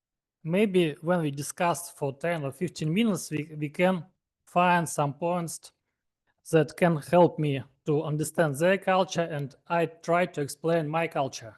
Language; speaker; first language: English; non-native, learner; Russian